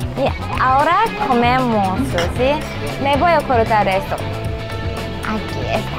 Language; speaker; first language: Spanish; non-native, learner; Japanese